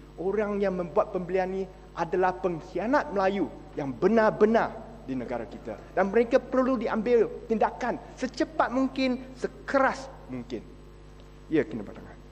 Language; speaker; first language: Malay; non-native, local second language; Chinese